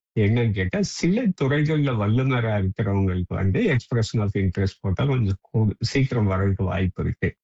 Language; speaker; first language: Tamil; native; Tamil